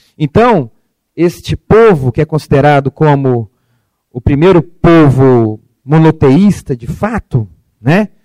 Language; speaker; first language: Portuguese; early bilingual, other home language; Arabic